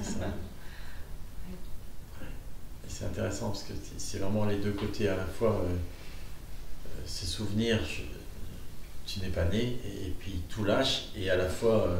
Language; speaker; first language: French; native; French